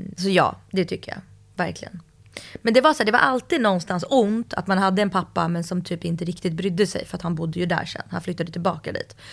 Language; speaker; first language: Swedish; early bilingual, other home language; Russian